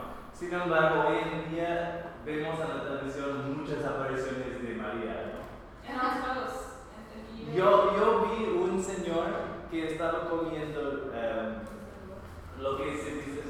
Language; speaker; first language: Spanish; non-native, fluent; English